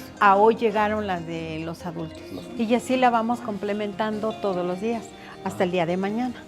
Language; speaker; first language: Spanish; native; Spanish